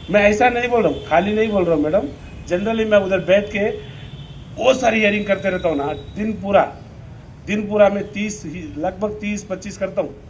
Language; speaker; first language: Hindi; non-native, local second language; Lambadi